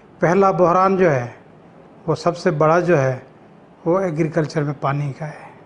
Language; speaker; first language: Urdu; non-native, local second language; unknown